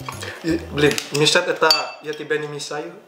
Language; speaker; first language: Russian; non-native, learner; Indonesian